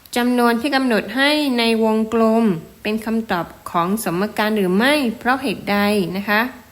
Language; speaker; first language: Thai; native; Thai